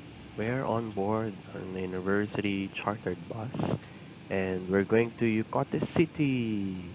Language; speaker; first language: English; non-native, local second language; Filipino